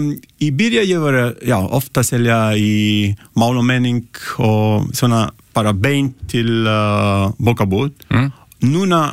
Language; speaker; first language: Icelandic; non-native, learner; Italian